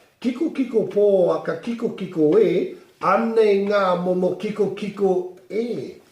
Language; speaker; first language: Māori; non-native, local second language; English